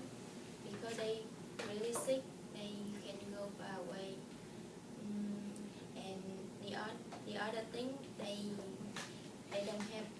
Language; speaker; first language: English; non-native, learner; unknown